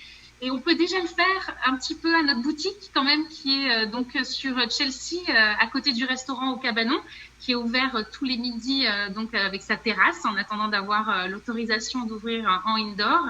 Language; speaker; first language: French; native; French